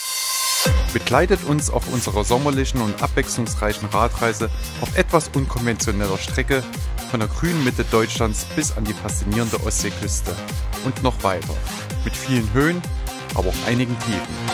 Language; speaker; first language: German; native; German